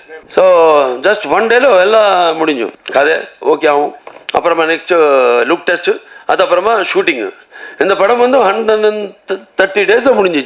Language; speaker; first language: Tamil; non-native, local second language; Telugu